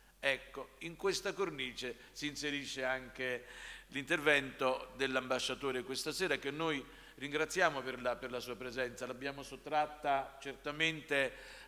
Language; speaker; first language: Italian; native; Italian